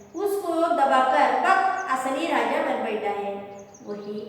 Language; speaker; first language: Hindi; non-native, local second language; Kannada